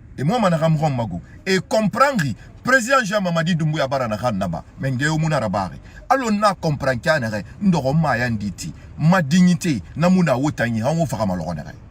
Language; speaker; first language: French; non-native, local second language; Susu